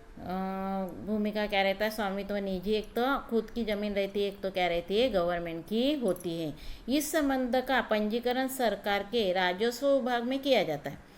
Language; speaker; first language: Hindi; non-native, local second language; Marathi